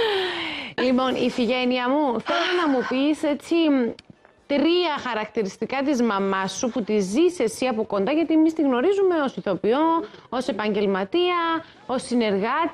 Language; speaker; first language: Greek; native; Greek